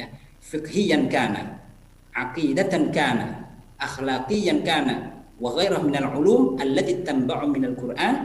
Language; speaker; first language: Arabic; non-native, fluent; Indonesian